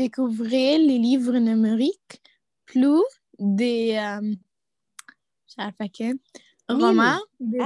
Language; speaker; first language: French; non-native, learner; Arabic